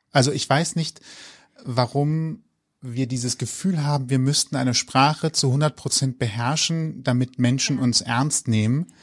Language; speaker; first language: German; native; German